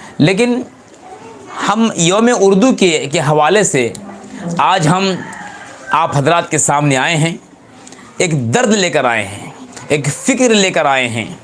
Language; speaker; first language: Urdu; native; Urdu